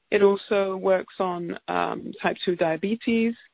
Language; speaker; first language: English; native; English